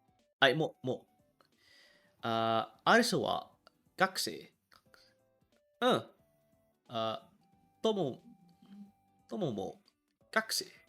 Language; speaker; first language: Japanese; non-native, learner; English